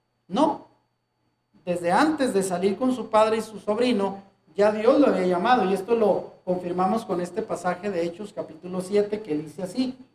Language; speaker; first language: Spanish; native; Spanish